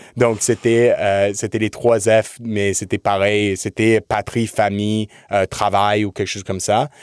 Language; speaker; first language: French; early bilingual, other home language; English